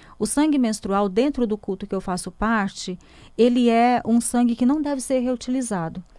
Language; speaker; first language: Portuguese; native; Portuguese